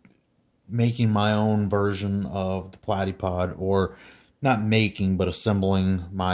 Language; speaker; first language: English; native; English